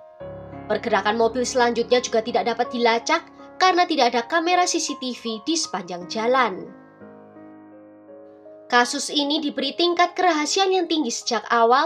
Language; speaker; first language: Indonesian; native; Indonesian